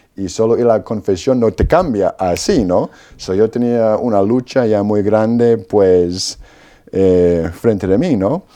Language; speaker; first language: Spanish; non-native, fluent; Polish